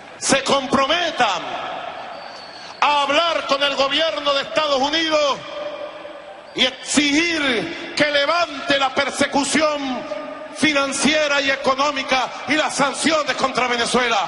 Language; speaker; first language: Spanish; native; Spanish